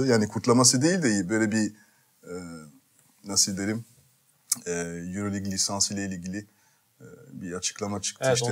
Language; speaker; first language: Turkish; non-native, fluent; French